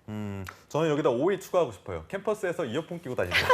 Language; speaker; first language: Korean; native; Korean